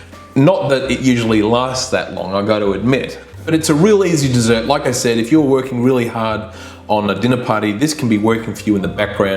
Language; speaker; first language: English; native; English